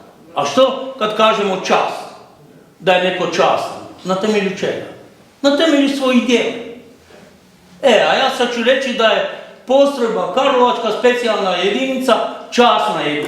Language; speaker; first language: Croatian; native; Croatian